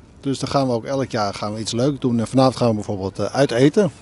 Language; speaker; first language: Dutch; native; Dutch